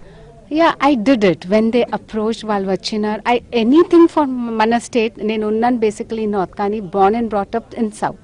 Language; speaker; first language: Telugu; non-native, local second language; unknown